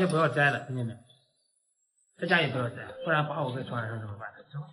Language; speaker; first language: Chinese; native; Chinese